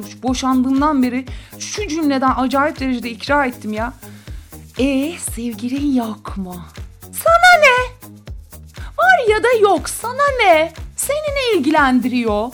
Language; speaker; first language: Turkish; native; Turkish